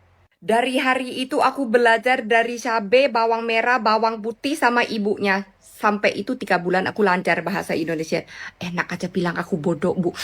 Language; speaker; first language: Indonesian; non-native, fluent; Thai